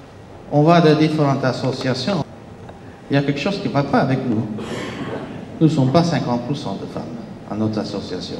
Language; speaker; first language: French; non-native, fluent; Spanish